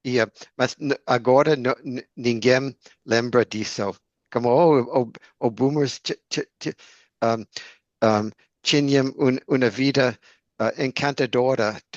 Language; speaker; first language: Portuguese; non-native, learner; English